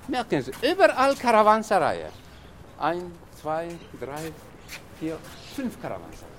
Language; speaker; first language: German; non-native, learner; Tajik